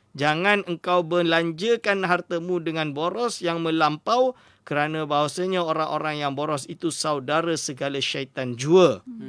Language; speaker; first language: Malay; native; Malay